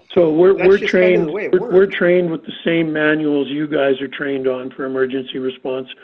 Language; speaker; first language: English; native; English